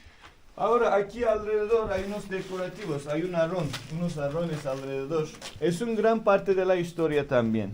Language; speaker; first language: Spanish; non-native, fluent; Turkish